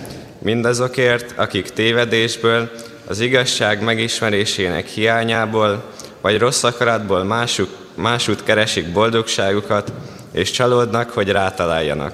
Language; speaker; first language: Hungarian; native; Hungarian